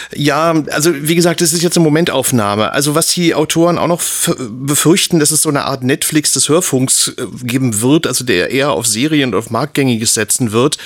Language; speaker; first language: German; native; German